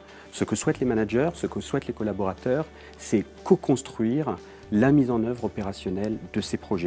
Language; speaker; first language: French; native; French